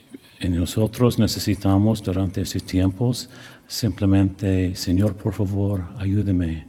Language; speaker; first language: Spanish; non-native, learner; English